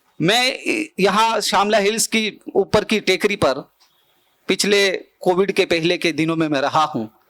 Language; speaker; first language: Hindi; non-native, local second language; Bhili